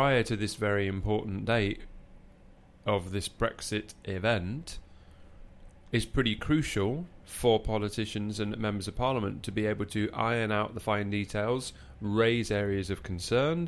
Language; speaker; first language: English; native; English